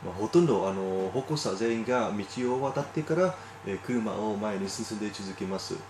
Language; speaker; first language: Japanese; non-native, learner; Vietnamese